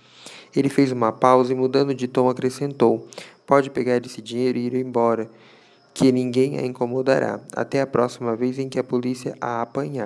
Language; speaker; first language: Portuguese; native; Portuguese